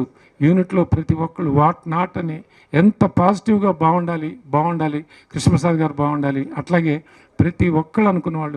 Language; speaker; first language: Telugu; native; Telugu